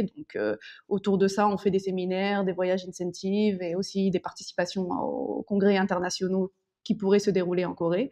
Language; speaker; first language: French; early bilingual, other home language; Korean